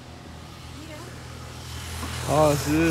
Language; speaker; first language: Spanish; non-native, learner; English